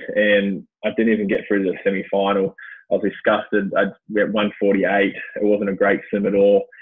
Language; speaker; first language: English; native; English